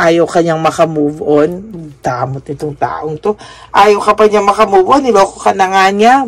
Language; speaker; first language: Filipino; native; Filipino